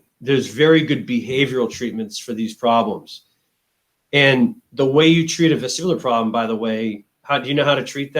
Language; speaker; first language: English; native; English